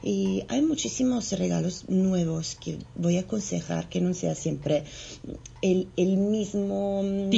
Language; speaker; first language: Spanish; non-native, fluent; Italian